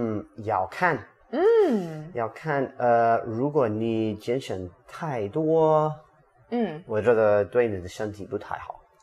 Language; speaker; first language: Chinese; non-native, learner; English